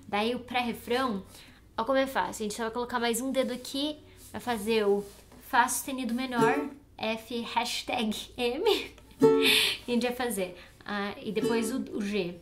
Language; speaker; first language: Portuguese; native; Portuguese